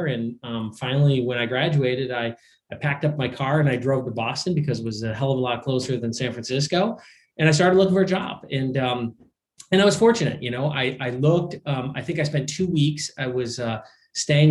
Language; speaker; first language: English; native; English